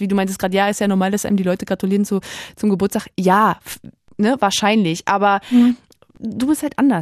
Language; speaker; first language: German; native; German